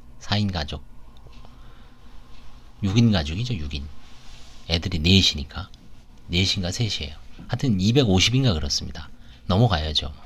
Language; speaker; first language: Korean; native; Korean